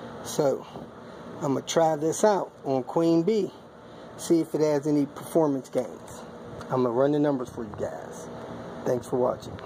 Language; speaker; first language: English; native; English